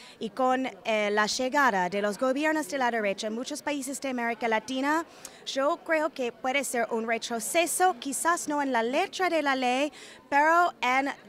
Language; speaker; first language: Spanish; non-native, fluent; English